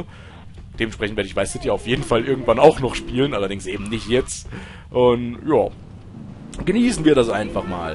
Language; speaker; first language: German; native; German